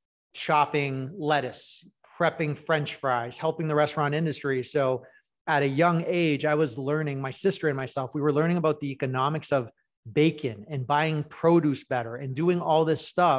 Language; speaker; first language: English; native; English